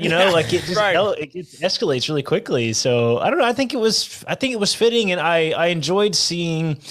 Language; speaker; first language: English; native; English